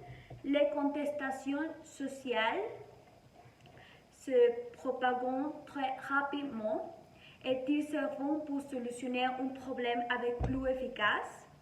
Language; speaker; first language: French; non-native, learner; Spanish